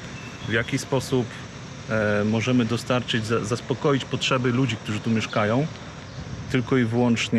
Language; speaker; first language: Polish; native; Polish